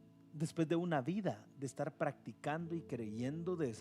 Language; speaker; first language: Spanish; native; Spanish